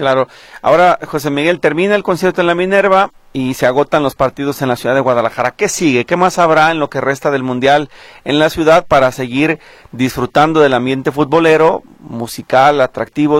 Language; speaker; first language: Spanish; native; Spanish